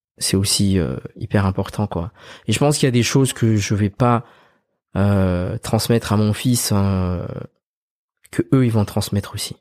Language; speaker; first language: French; early bilingual, other home language; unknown